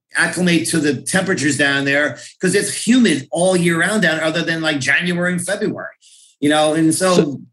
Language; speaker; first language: English; native; English